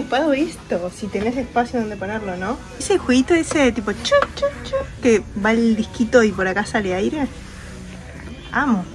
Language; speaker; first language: Spanish; native; Spanish